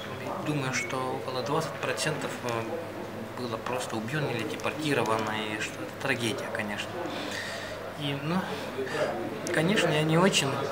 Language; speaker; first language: Russian; non-native, fluent; Estonian